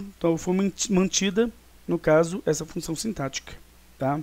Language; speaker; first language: Portuguese; native; Portuguese